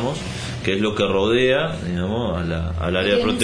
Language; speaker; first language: Spanish; native; Spanish